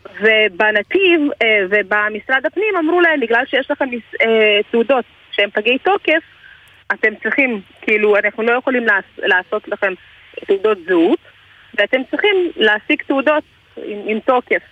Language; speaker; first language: Hebrew; non-native, fluent; Russian